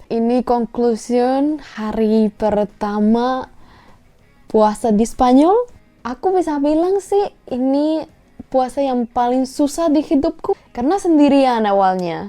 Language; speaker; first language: Indonesian; non-native, fluent; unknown